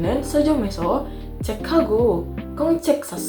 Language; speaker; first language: Korean; non-native, learner; Indonesian